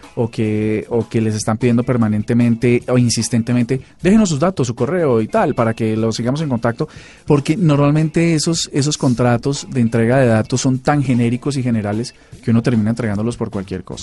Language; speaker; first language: Spanish; native; Spanish